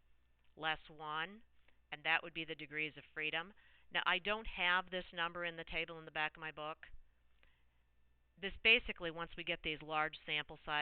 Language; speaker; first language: English; native; English